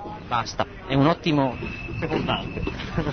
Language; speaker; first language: Italian; native; Italian